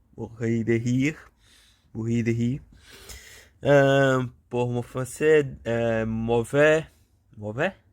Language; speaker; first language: French; non-native, learner; Portuguese